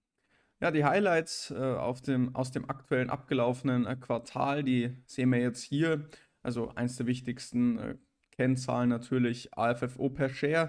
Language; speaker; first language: German; native; German